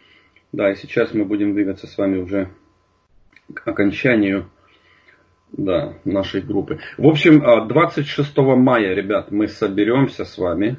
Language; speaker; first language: Russian; native; Russian